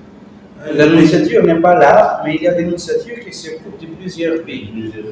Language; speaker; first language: French; non-native, fluent; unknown